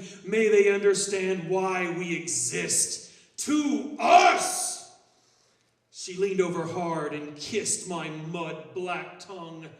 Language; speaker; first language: English; native; English